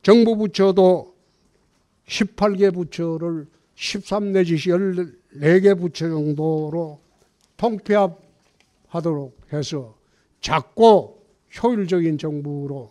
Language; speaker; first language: Korean; native; Korean